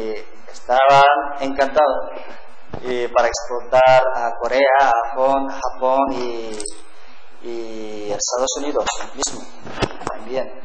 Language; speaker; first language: Spanish; non-native, learner; Korean